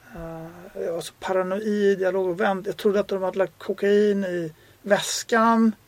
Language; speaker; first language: Swedish; native; Swedish